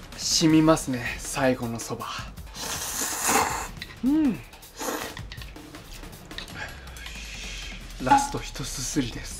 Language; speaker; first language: Japanese; native; Japanese